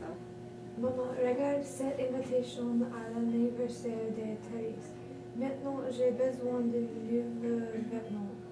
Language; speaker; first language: French; non-native, learner; English